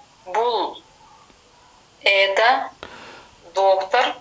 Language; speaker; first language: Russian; non-native, learner; Kyrgyz